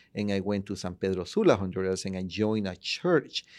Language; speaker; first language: English; non-native, fluent; Spanish